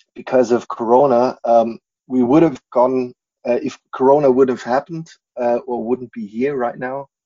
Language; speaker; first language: English; non-native, fluent; German